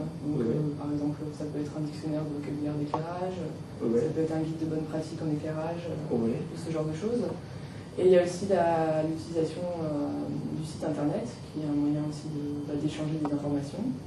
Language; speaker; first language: French; native; French